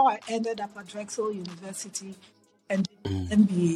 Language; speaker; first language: English; non-native, local second language; Akan